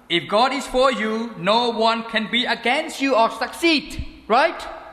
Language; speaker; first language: English; non-native, fluent; Khmer